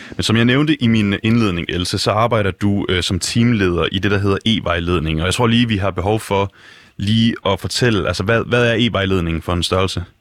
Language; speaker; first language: Danish; native; Danish